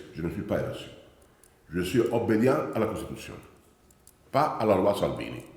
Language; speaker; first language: French; non-native, fluent; Italian